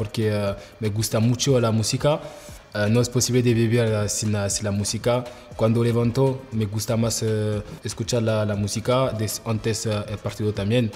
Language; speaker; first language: Spanish; non-native, learner; French